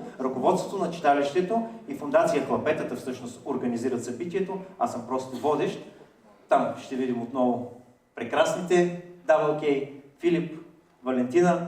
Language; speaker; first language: Bulgarian; native; Bulgarian